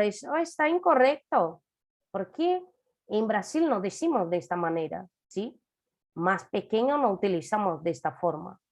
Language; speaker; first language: Spanish; non-native, fluent; Portuguese